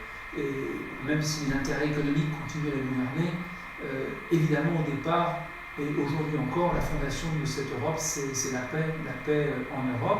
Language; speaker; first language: French; native; French